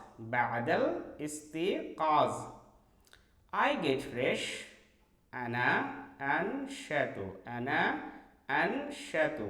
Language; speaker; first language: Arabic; non-native, fluent; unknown